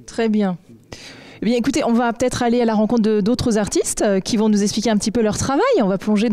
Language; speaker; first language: French; native; French